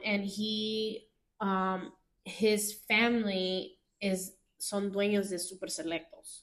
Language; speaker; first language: English; early bilingual, other home language; Spanish